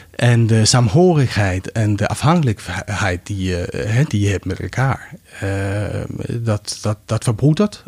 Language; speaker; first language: Dutch; non-native, fluent; Danish